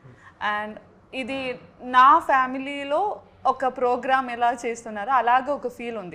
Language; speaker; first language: Telugu; non-native, learner; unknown